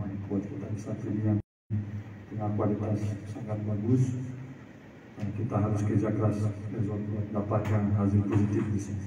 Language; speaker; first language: Indonesian; non-native, fluent; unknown